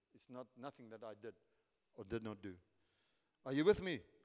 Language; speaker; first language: English; non-native, local second language; Afrikaans